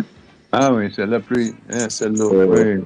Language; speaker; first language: French; non-native, fluent; Dutch